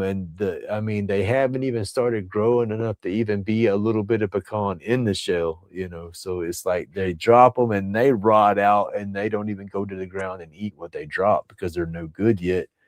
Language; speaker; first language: English; native; English